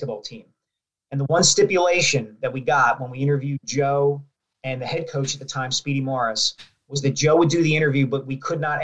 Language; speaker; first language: English; native; English